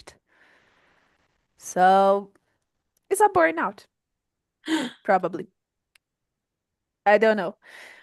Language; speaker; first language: English; non-native, learner; Portuguese